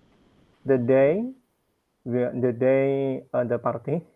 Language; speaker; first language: English; non-native, learner; Indonesian